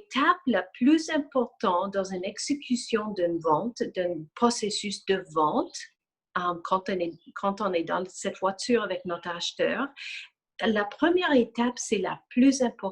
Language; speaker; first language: French; non-native, fluent; English